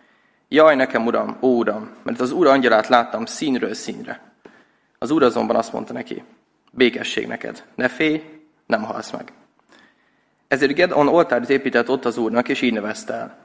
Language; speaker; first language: Hungarian; native; Hungarian